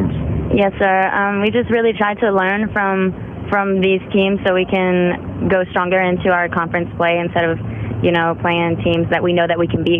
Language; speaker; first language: English; native; English